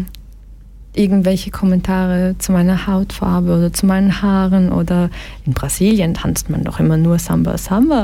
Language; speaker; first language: German; early bilingual, other home language; Portuguese